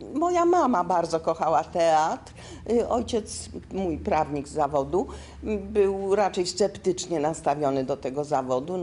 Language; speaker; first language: Polish; native; Polish